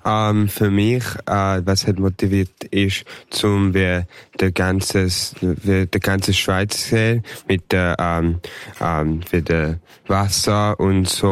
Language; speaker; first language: German; early bilingual, heritage; English